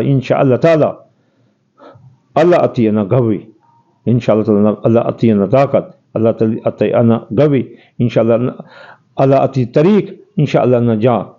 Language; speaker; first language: Arabic; non-native, learner; Urdu